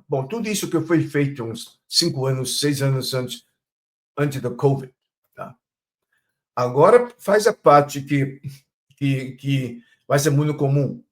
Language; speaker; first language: Portuguese; non-native, fluent; Chinese